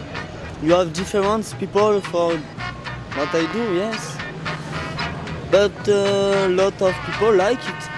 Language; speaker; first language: English; non-native, learner; French